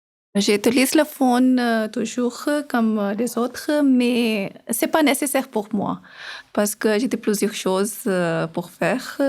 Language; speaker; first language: French; non-native, learner; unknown